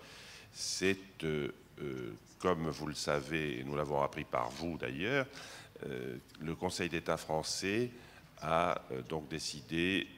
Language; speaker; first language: French; native; French